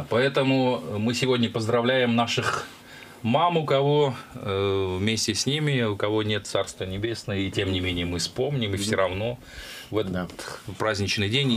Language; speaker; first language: Russian; non-native, local second language; Azerbaijani